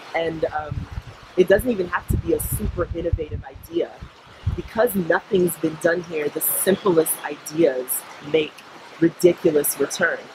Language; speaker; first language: English; native; English